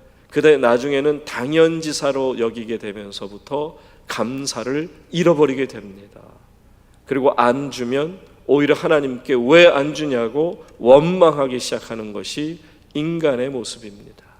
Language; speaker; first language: Korean; native; Korean